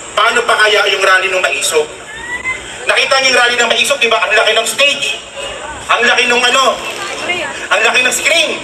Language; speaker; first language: Filipino; non-native, local second language; Hiligaynon